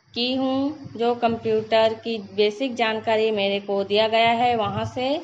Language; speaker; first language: Hindi; native; Hindi